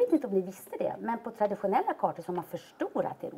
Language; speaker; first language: Swedish; native; Swedish